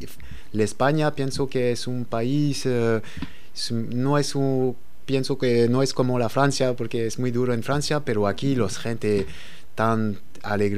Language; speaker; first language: Spanish; non-native, learner; French